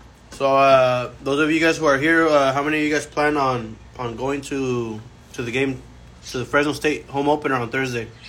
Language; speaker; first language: English; early bilingual, other home language; Spanish